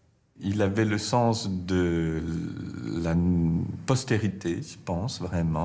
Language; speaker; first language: French; native; French